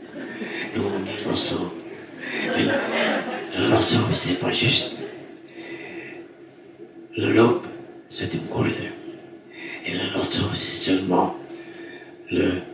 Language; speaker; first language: French; non-native, fluent; Dutch